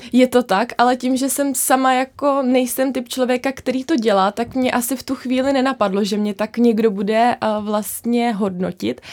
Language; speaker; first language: Czech; native; Czech